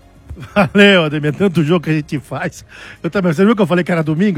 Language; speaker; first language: Portuguese; native; Portuguese